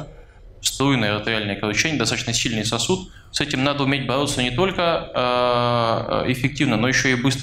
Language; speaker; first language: Russian; native; Russian